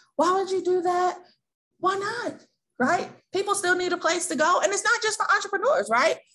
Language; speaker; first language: English; native; English